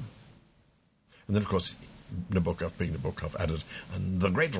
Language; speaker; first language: English; native; English